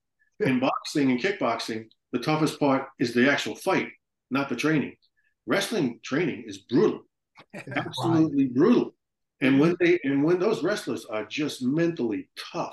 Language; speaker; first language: English; native; English